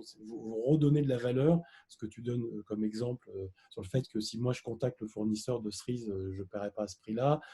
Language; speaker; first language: French; native; French